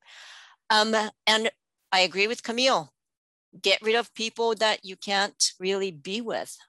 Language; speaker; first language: English; non-native, fluent; Japanese